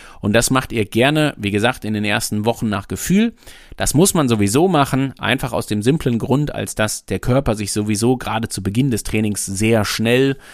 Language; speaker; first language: German; native; German